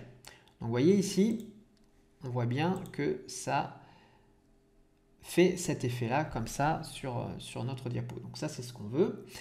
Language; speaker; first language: French; native; French